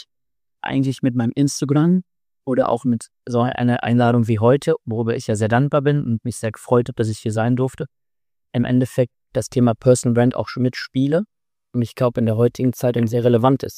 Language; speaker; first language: German; native; German